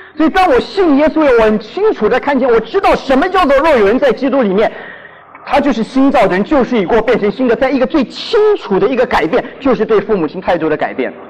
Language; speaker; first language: Chinese; non-native, local second language; Cantonese